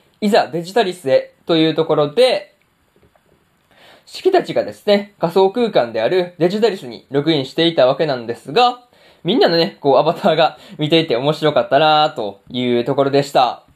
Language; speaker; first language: Japanese; native; Japanese